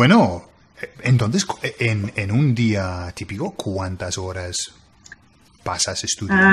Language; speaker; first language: Spanish; non-native, fluent; English